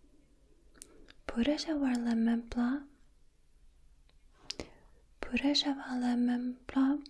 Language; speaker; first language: French; non-native, learner; Russian